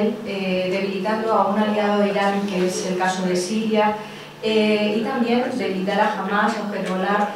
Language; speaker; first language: Spanish; native; Spanish